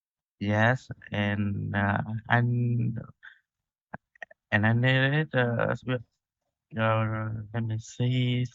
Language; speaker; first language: English; non-native, learner; Vietnamese